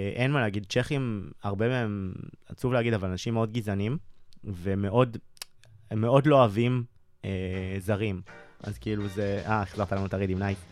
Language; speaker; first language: Hebrew; native; Hebrew